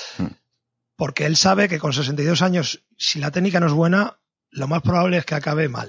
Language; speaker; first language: Spanish; native; Spanish